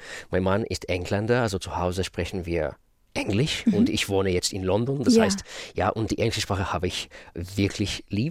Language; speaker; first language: German; non-native, fluent; Russian